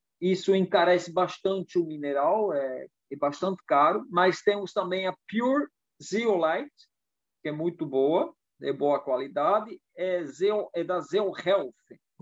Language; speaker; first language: Portuguese; non-native, fluent; German